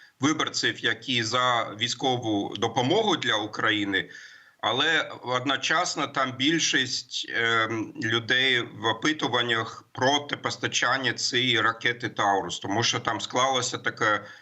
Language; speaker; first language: Ukrainian; non-native, fluent; German